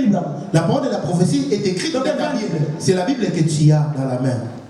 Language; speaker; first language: French; non-native, local second language; Lingala